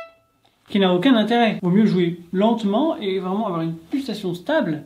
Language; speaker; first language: French; native; French